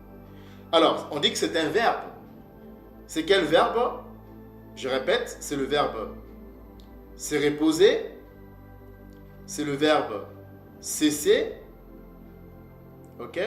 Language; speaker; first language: French; non-native, local second language; Kongo